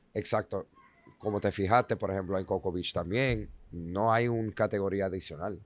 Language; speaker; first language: Spanish; non-native, fluent; Dutch